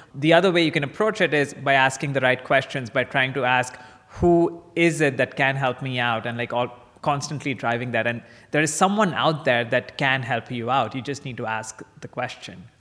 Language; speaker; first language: English; non-native, local second language; Bangla